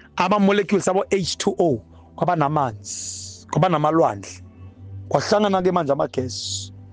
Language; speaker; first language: Zulu; native; Zulu